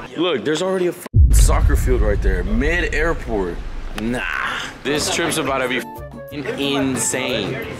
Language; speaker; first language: English; early bilingual, other home language; Spanish